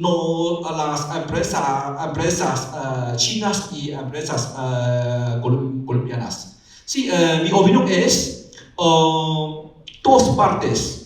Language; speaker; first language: Spanish; non-native, learner; Chinese